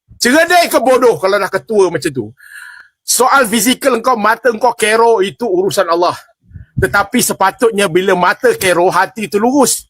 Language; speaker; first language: Malay; native; Malay